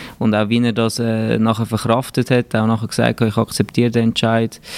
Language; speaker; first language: German; native; German